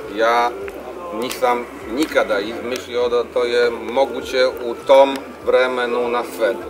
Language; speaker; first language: Serbian; non-native, learner; Polish